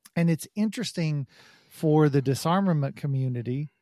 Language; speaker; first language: English; native; English